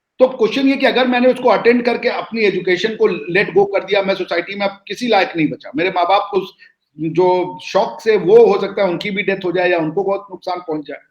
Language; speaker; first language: Hindi; native; Hindi